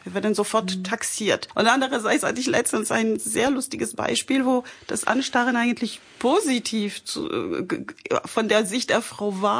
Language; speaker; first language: German; non-native, fluent; French